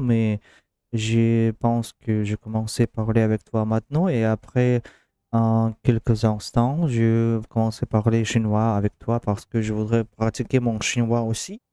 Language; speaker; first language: French; non-native, learner; Russian